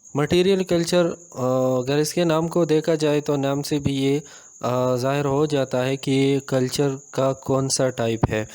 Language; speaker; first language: Urdu; non-native, local second language; Pashto